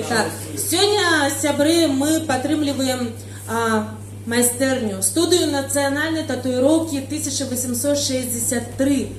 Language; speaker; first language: Belarusian; non-native, local second language; Russian